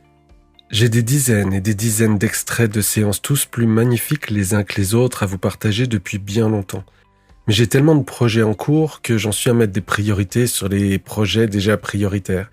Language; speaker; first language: French; native; French